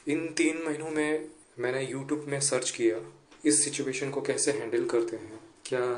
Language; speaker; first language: Hindi; non-native, local second language; Gujarati